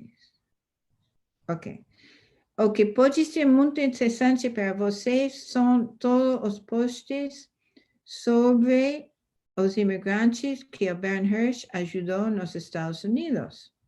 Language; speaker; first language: Portuguese; non-native, fluent; English